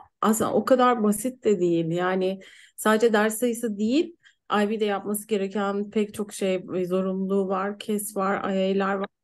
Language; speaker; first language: Turkish; native; Turkish